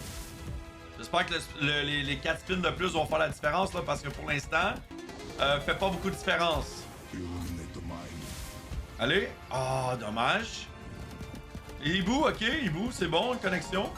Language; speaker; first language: French; native; French